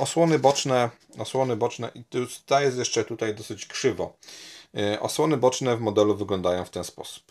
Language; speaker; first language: Polish; native; Polish